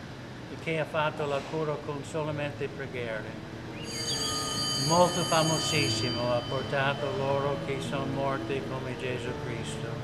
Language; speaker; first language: Italian; non-native, learner; English